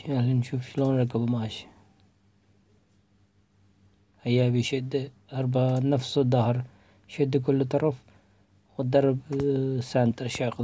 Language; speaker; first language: Arabic; non-native, learner; Urdu